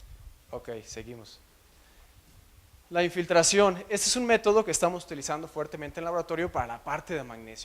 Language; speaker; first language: Spanish; native; Spanish